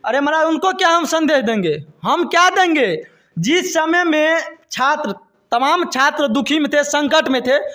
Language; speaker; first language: Hindi; native; Hindi